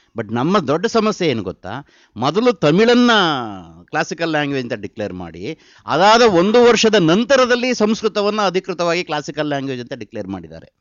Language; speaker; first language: Kannada; native; Kannada